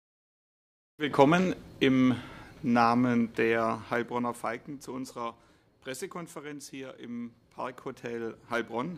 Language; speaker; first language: German; native; German